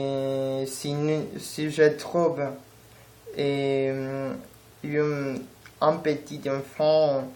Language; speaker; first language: French; non-native, learner; Spanish